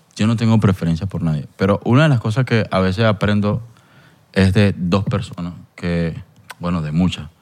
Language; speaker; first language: Spanish; native; Spanish